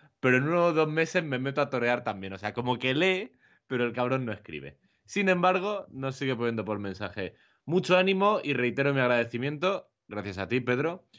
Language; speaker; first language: Spanish; native; Spanish